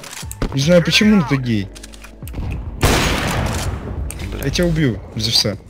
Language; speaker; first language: Russian; native; Russian